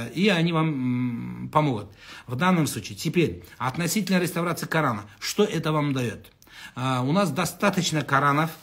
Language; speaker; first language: Russian; non-native, local second language; Kazakh